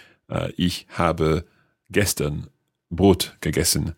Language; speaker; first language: German; non-native, learner; English